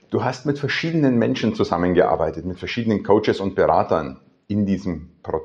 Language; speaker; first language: German; native; German